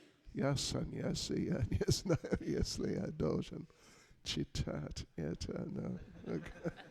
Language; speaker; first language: Russian; non-native, learner; English